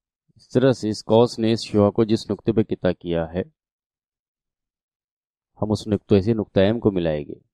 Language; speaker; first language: Urdu; native; Urdu